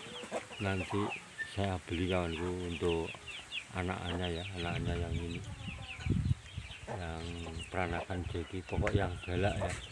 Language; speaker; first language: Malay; non-native, local second language; Javanese